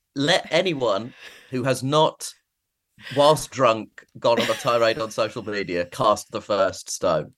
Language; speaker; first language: English; native; English